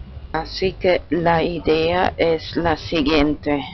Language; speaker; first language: Spanish; non-native, fluent; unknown